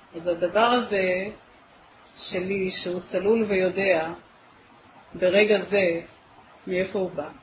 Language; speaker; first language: Hebrew; native; Hebrew